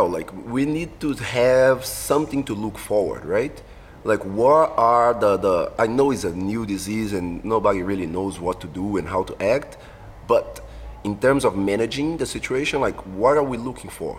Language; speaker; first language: English; non-native, fluent; Portuguese